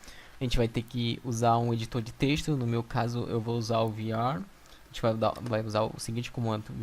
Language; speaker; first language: Portuguese; native; Portuguese